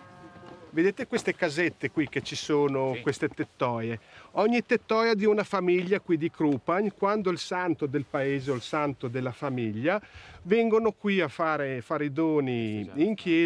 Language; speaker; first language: Italian; non-native, fluent; Serbian